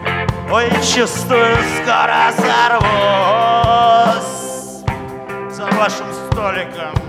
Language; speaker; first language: Russian; native; Russian